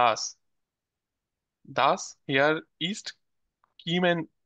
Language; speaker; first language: German; non-native, learner; Bangla